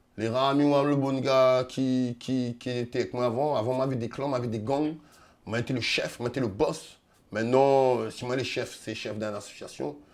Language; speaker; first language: French; non-native, local second language; Réunion Creole French